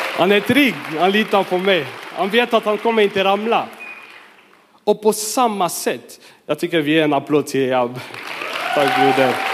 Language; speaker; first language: Swedish; non-native, fluent; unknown